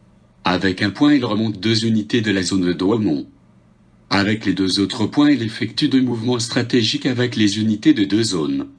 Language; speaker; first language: French; native; French